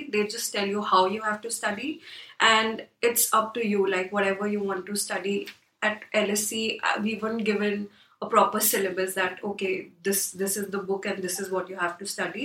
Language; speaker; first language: English; non-native, local second language; Hindi